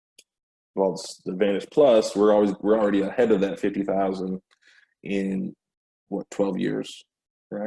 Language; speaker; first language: English; native; English